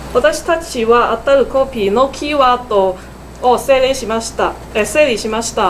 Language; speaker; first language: Japanese; non-native, learner; Cantonese